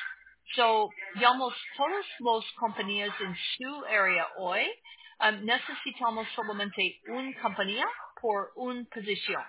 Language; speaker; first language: Spanish; non-native, learner; English